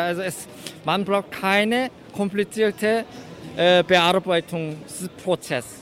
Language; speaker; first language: German; non-native, fluent; Korean